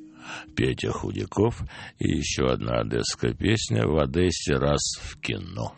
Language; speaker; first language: Russian; native; Russian